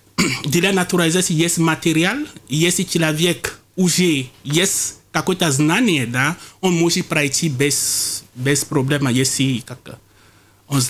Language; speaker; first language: Russian; non-native, fluent; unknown